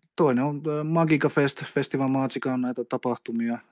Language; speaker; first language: Finnish; native; Finnish